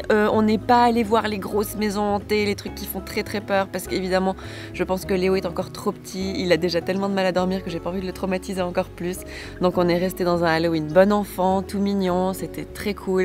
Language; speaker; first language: French; native; French